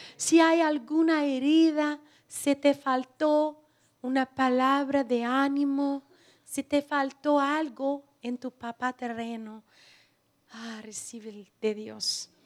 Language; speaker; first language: Spanish; non-native, fluent; Portuguese